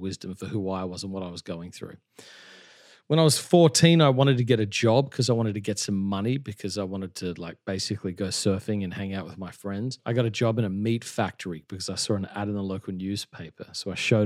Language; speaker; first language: English; native; English